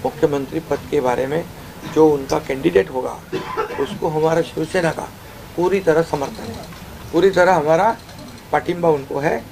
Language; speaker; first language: Hindi; non-native, local second language; Marathi